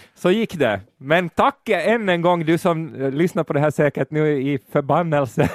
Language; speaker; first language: Swedish; native; Swedish